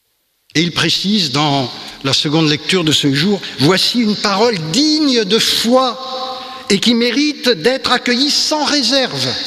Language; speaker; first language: French; native; French